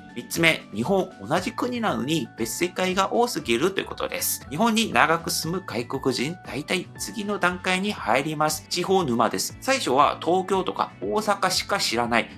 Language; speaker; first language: Japanese; non-native, fluent; Korean